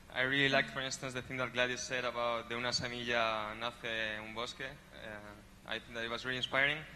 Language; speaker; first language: English; non-native, fluent; Spanish